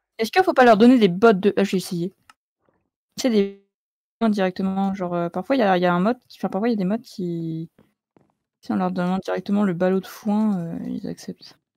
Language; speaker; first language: French; native; French